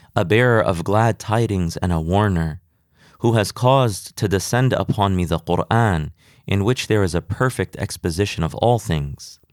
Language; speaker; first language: English; native; English